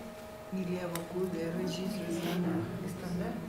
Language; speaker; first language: French; non-native, fluent; Spanish